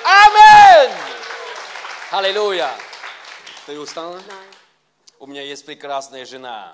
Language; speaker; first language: Russian; non-native, learner; Vietnamese